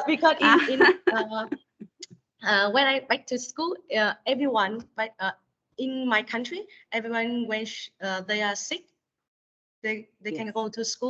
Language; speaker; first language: English; non-native, learner; Vietnamese